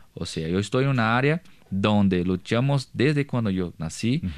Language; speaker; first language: Spanish; non-native, learner; Portuguese